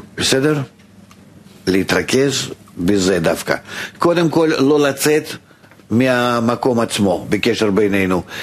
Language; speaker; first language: Hebrew; non-native, fluent; Russian